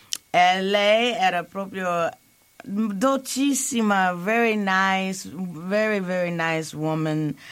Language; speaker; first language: English; native; English